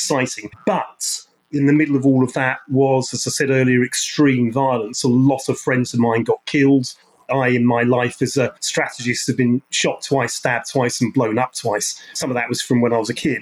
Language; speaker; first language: English; native; English